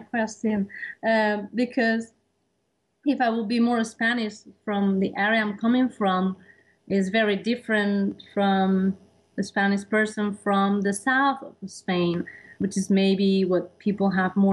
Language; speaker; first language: English; non-native, fluent; Spanish